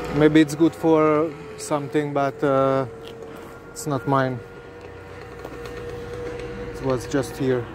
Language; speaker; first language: English; non-native, learner; Hungarian